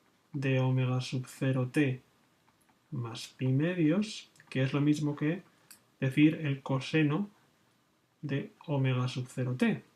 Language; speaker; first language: Spanish; native; Spanish